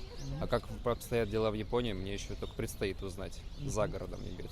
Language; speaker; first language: Russian; native; Russian